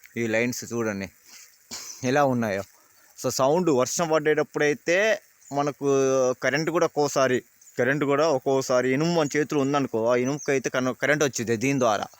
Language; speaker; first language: Telugu; non-native, local second language; Lambadi